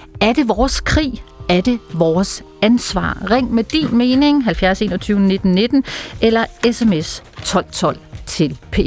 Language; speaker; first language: Danish; native; Danish